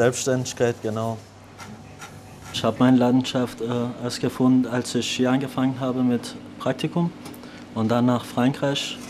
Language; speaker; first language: German; early bilingual, other home language; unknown